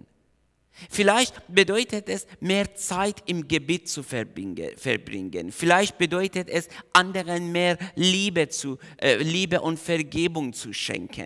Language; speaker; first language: German; non-native, fluent; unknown